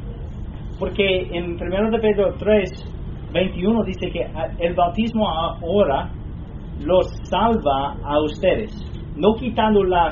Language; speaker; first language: Spanish; non-native, fluent; English